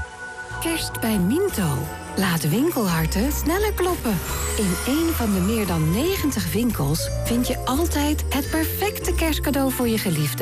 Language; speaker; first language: Dutch; native; Dutch